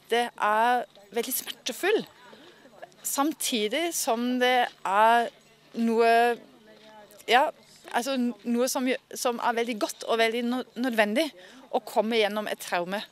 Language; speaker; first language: Norwegian; non-native, fluent; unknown